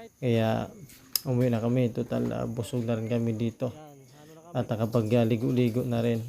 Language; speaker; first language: Filipino; non-native, local second language; Cebuano